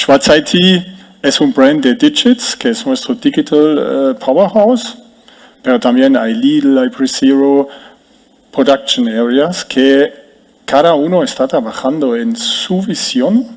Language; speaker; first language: Spanish; non-native, fluent; German